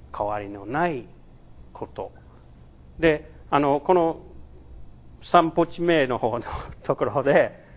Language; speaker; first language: Japanese; non-native, fluent; English